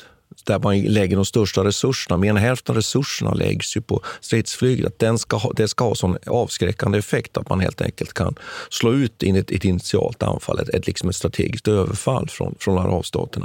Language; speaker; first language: Swedish; native; Swedish